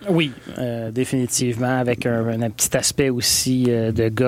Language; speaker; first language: French; native; French